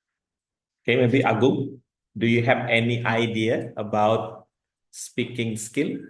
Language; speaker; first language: English; non-native, fluent; Indonesian